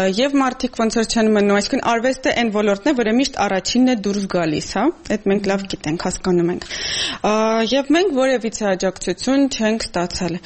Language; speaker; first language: Armenian; native; Armenian